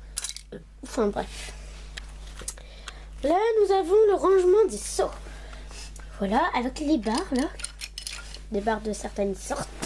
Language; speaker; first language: French; native; French